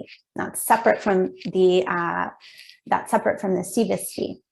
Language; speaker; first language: English; native; English